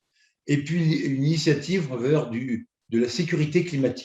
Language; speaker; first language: French; native; French